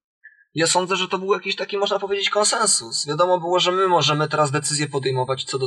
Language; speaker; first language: Polish; native; Polish